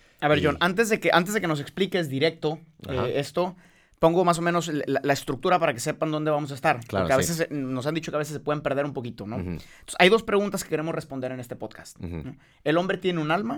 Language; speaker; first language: Spanish; native; Spanish